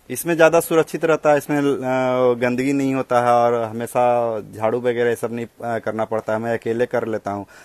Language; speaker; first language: Hindi; native; Hindi